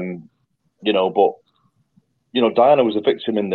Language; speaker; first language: English; native; English